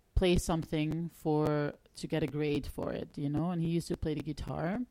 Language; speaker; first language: English; non-native, fluent; Dutch